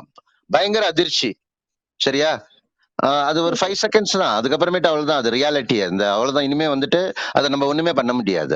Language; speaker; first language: Tamil; native; Tamil